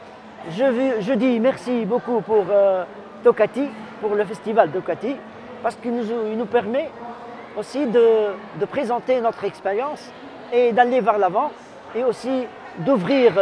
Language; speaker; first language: French; non-native, local second language; Arabic